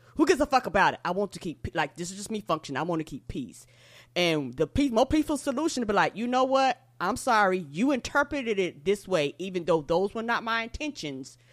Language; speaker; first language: English; native; English